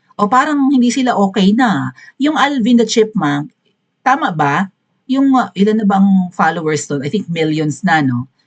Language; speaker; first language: Filipino; native; Filipino